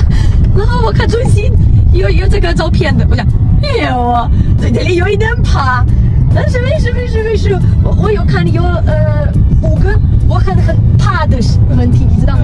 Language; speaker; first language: Chinese; non-native, learner; Russian